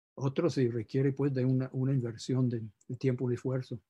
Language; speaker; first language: Spanish; non-native, fluent; English